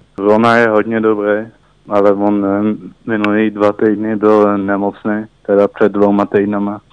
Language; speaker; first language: Czech; early bilingual, heritage; Czech